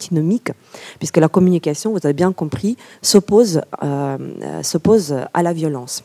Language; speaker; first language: French; non-native, fluent; Ukrainian